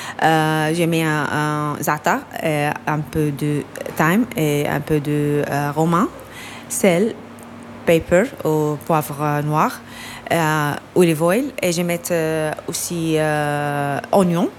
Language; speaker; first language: French; non-native, learner; Arabic